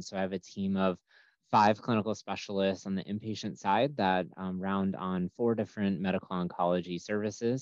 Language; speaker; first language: English; native; English